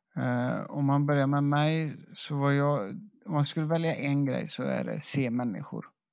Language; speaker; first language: Swedish; native; Swedish